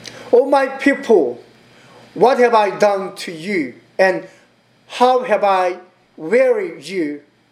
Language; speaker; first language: English; non-native, learner; Korean